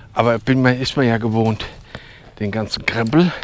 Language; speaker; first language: German; native; German